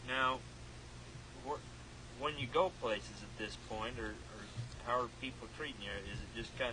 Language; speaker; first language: English; native; English